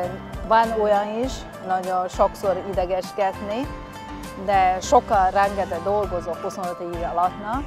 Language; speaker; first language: Hungarian; non-native, learner; Chinese